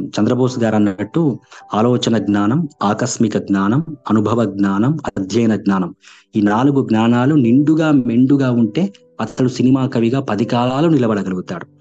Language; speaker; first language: Telugu; native; Telugu